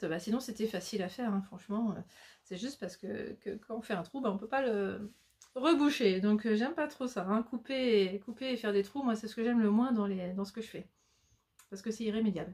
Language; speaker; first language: French; native; French